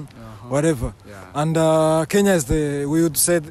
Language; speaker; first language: English; non-native, local second language; Kinyarwanda